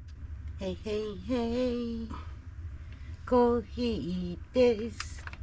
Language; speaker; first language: Japanese; native; Japanese